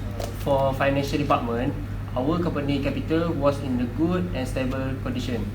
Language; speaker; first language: English; non-native, learner; Malay